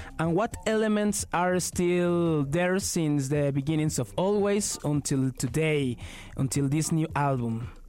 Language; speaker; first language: English; non-native, fluent; Spanish